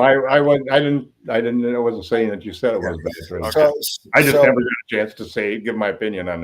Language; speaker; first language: English; native; English